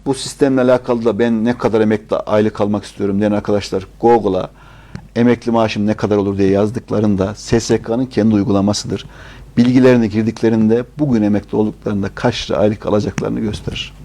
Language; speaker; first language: Turkish; native; Turkish